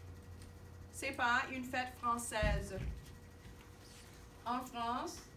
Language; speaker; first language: French; non-native, fluent; English